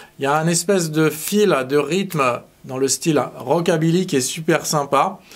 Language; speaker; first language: French; native; French